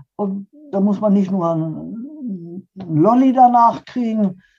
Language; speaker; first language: German; early bilingual, other home language; Polish